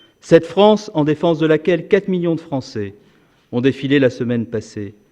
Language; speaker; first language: French; native; French